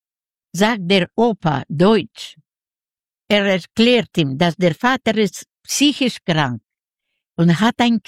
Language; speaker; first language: German; non-native, fluent; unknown